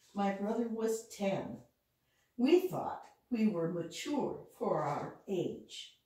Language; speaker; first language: English; native; English